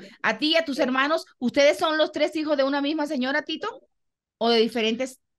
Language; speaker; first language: Spanish; native; Spanish